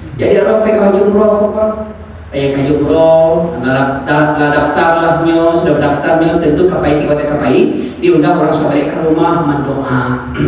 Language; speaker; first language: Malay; non-native, local second language; Minangkabau